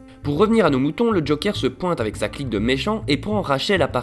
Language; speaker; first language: French; native; French